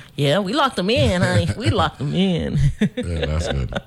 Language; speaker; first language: English; native; English